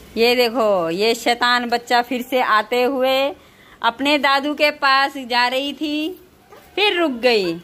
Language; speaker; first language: Hindi; non-native, local second language; Nepali